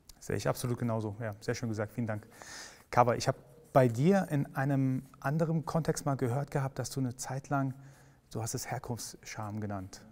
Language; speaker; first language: German; early bilingual, other home language; Persian